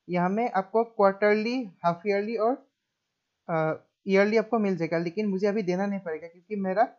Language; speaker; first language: Hindi; non-native, local second language; Assamese